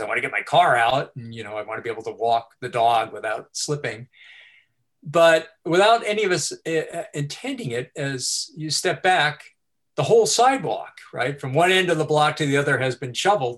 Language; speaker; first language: English; native; English